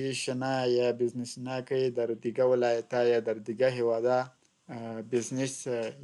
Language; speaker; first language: Persian; non-native, local second language; Pashto